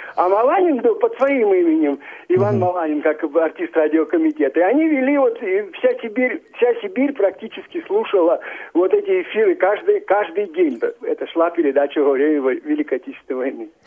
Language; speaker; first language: Russian; native; Russian